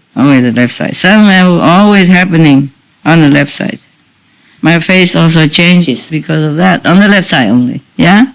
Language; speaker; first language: English; non-native, fluent; Vietnamese